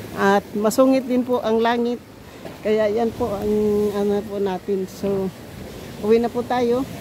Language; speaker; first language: Filipino; non-native, local second language; Cebuano